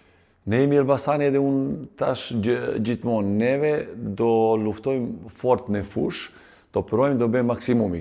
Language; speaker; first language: Albanian; non-native, fluent; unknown